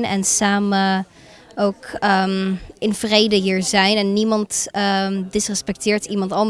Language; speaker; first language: Dutch; early bilingual, other home language; Russian